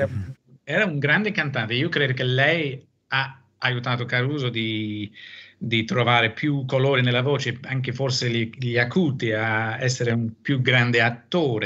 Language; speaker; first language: Italian; non-native, fluent; English